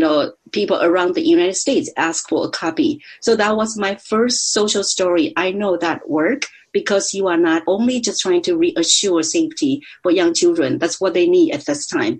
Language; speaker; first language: English; non-native, fluent; Chinese